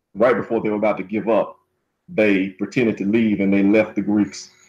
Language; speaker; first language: English; native; English